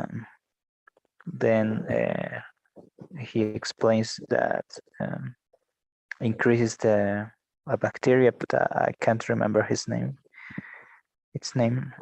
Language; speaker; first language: English; non-native, learner; Spanish